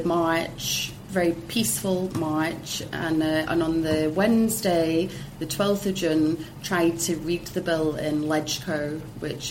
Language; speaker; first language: English; native; English